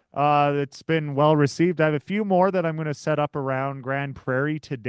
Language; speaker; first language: English; native; English